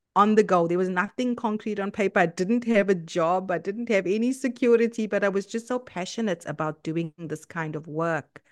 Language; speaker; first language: English; native; English